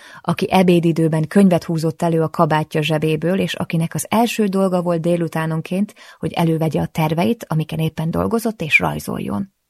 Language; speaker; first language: Hungarian; native; Hungarian